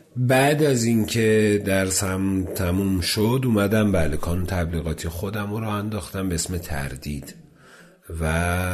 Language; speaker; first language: Persian; non-native, local second language; Azerbaijani